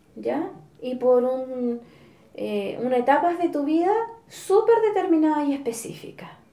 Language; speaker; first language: Spanish; native; Spanish